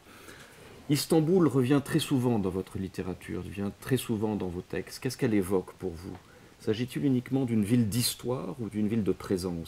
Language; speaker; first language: French; native; French